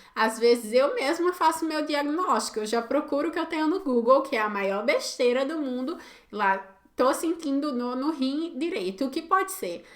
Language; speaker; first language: Portuguese; native; Portuguese